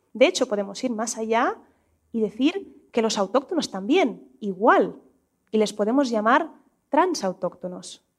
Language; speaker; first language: Spanish; non-native, fluent; Russian